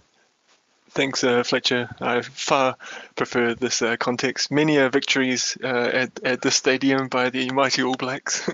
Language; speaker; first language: English; native; English